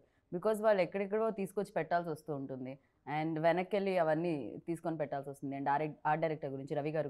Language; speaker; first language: Telugu; native; Telugu